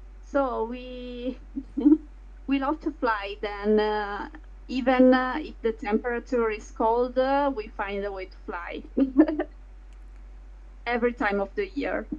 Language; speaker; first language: English; non-native, fluent; Italian